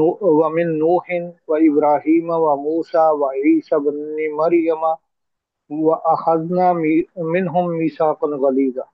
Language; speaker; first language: Arabic; non-native, learner; Urdu